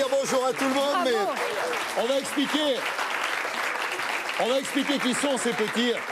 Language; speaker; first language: French; native; French